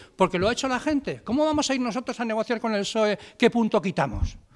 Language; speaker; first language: Spanish; native; Spanish